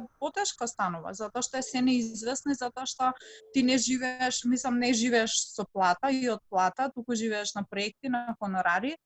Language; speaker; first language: Macedonian; native; Macedonian